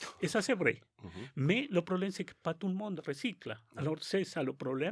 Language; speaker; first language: French; non-native, learner; Spanish